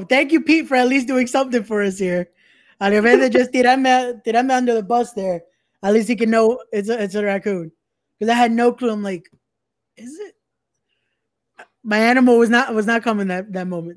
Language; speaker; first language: English; early bilingual, other home language; Spanish